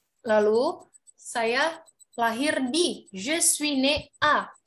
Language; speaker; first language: French; non-native, fluent; Indonesian